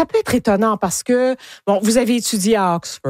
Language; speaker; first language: French; native; French